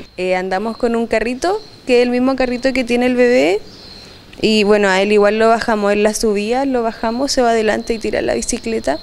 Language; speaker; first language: Spanish; native; Spanish